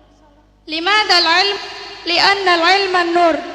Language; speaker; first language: Arabic; non-native, learner; Indonesian